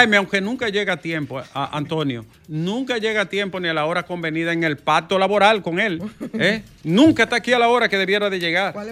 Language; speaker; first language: Spanish; native; Spanish